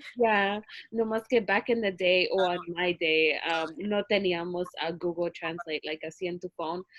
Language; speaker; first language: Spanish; early bilingual, heritage; Spanish